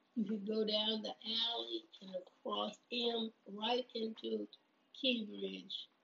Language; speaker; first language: English; native; English